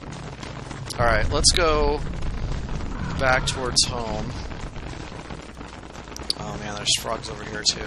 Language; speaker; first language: English; native; English